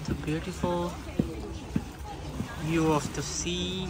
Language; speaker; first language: English; non-native, local second language; Urdu